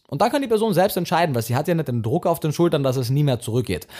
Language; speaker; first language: German; native; German